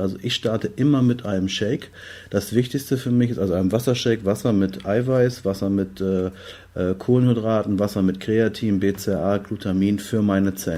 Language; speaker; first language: German; native; German